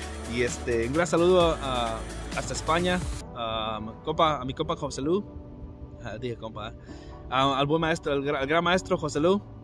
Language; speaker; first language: Spanish; native; Spanish